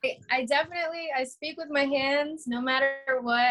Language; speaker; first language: English; early bilingual, other home language; Spanish